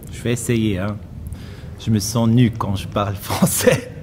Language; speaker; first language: French; non-native, fluent; German